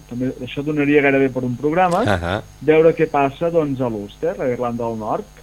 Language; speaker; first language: Catalan; native; Catalan